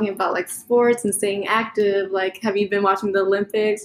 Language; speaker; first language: English; native; English